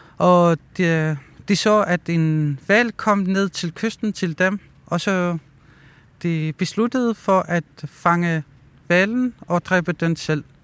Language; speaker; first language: Danish; non-native, local second language; Kalaallisut